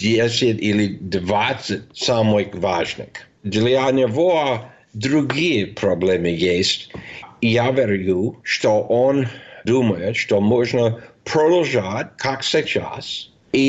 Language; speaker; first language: Russian; non-native, fluent; English